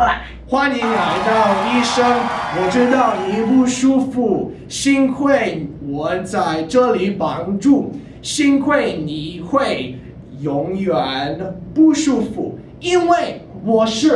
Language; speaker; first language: Chinese; non-native, learner; English